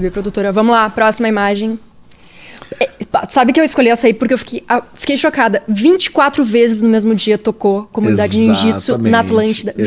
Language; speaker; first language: Portuguese; native; Portuguese